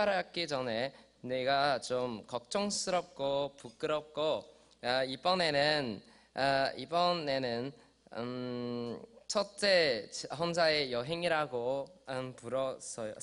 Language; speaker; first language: Korean; non-native, learner; Chinese